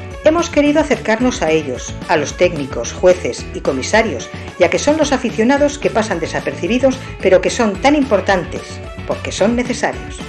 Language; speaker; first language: Spanish; native; Spanish